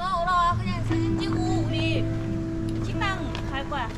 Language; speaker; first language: Korean; non-native, learner; Thai